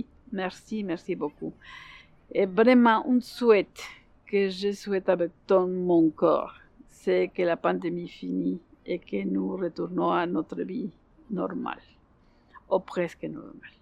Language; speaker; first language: French; non-native, learner; Spanish